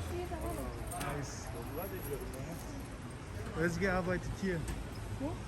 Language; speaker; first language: German; early bilingual, other home language; Turkish